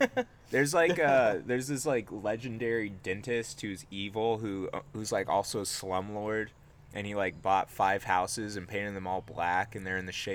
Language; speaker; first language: English; native; English